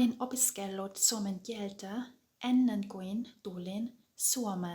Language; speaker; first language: Finnish; non-native, fluent; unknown